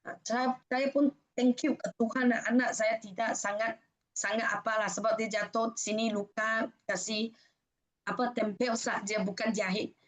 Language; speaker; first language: Indonesian; non-native, fluent; Malay